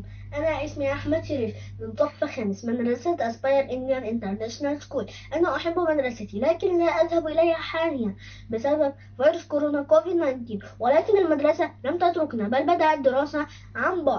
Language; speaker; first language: Arabic; non-native, local second language; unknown